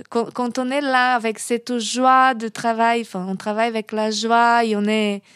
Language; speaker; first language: French; non-native, fluent; Portuguese